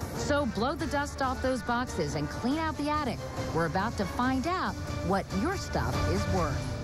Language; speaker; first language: English; native; English